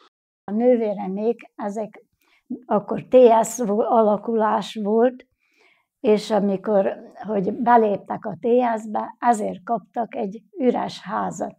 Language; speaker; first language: Hungarian; native; Hungarian